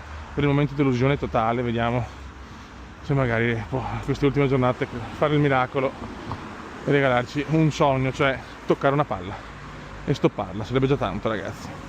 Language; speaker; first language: Italian; native; Italian